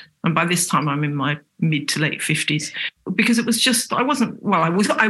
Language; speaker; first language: English; native; English